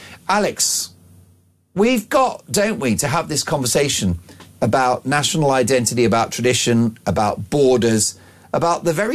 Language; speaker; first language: English; native; English